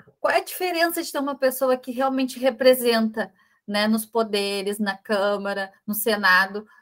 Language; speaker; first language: Portuguese; native; Portuguese